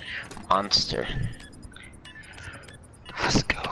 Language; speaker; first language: English; native; English